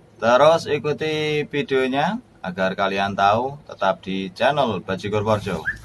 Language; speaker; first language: Indonesian; native; Indonesian